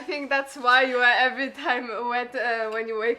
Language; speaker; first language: English; non-native, learner; German